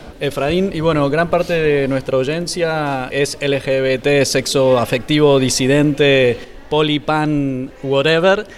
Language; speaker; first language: Spanish; native; Spanish